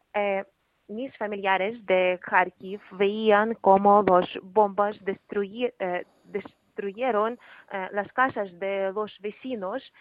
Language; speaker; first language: Spanish; non-native, learner; Ukrainian